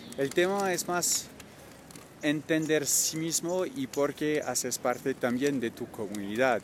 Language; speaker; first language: Spanish; non-native, fluent; French